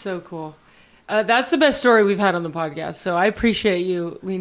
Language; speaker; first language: English; native; English